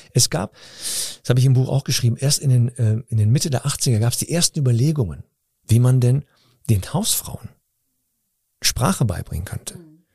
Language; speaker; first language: German; early bilingual, other home language; Turkish